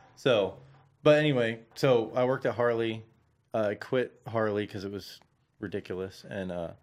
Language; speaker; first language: English; native; English